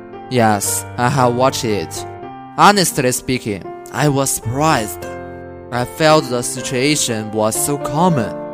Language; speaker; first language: English; non-native, learner; Chinese